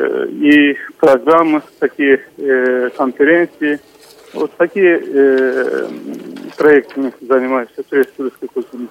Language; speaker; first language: Russian; non-native, fluent; Turkish